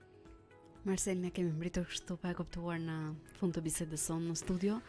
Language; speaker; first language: Albanian; native; Albanian